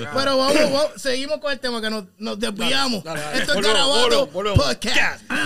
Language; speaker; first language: Spanish; native; Spanish